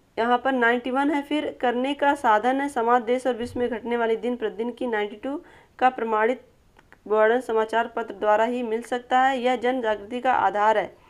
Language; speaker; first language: Hindi; native; Hindi